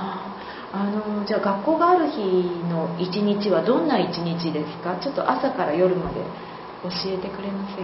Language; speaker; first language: Japanese; native; Japanese